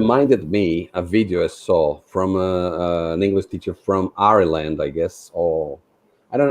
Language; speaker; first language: English; non-native, fluent; Portuguese